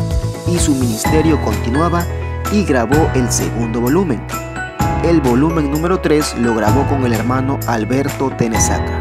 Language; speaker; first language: Spanish; native; Spanish